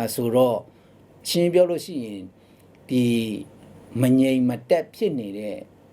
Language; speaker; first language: Burmese; non-native, local second language; Shan